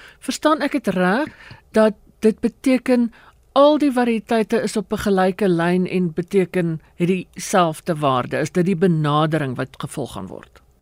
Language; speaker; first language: Afrikaans; native; Afrikaans